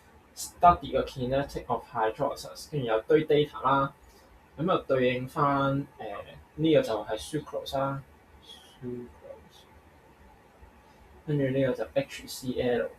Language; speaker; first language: Cantonese; native; Cantonese